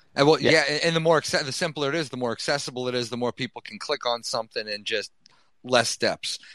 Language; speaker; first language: English; native; English